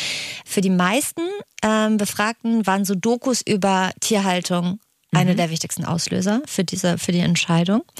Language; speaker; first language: German; native; German